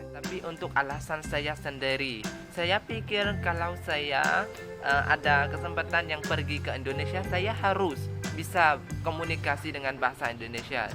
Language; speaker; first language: Indonesian; non-native, learner; Khmer